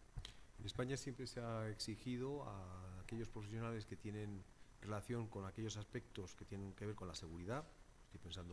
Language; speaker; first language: Spanish; native; Spanish